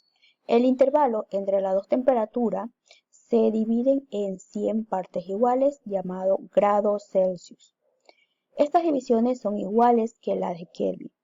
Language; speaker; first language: Spanish; native; Spanish